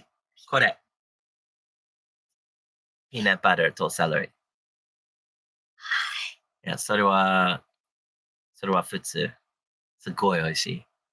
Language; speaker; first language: Japanese; non-native, learner; English